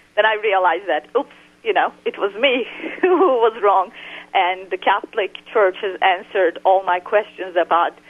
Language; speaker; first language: English; non-native, fluent; Turkish